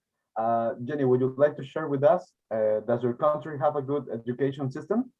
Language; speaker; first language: English; non-native, learner; Spanish